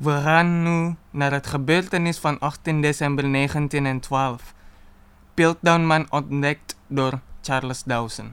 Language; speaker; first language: Dutch; non-native, fluent; Indonesian